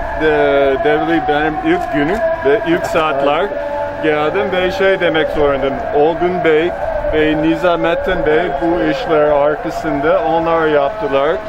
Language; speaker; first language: Turkish; non-native, learner; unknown